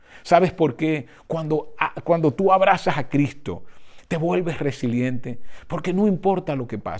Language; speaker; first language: Spanish; native; Spanish